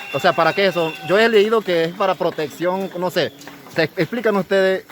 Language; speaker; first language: Spanish; native; Spanish